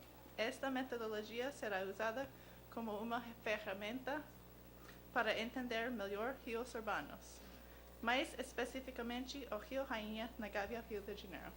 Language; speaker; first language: Portuguese; non-native, learner; English